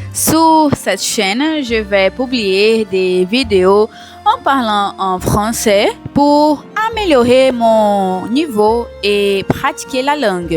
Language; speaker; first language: French; non-native, learner; Portuguese